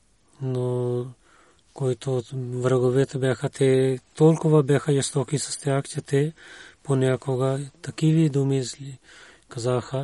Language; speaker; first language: Bulgarian; non-native, learner; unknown